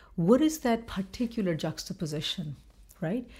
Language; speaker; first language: English; non-native, local second language; Bangla